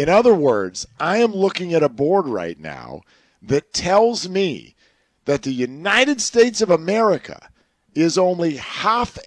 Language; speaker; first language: English; native; English